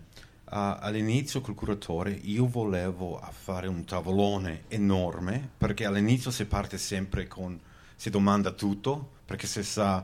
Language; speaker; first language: Italian; early bilingual, heritage; Venetian